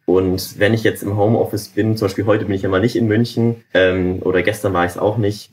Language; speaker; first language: German; native; German